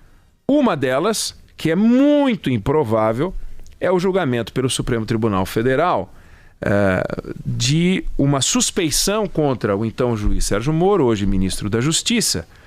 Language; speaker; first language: Portuguese; native; Portuguese